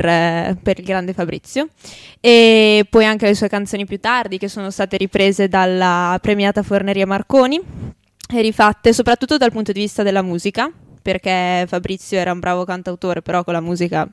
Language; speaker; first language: Italian; native; Italian